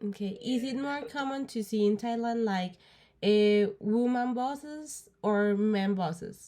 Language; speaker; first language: English; non-native, learner; Spanish